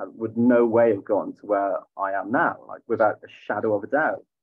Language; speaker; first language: English; native; English